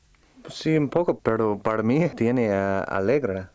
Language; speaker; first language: Spanish; non-native, fluent; English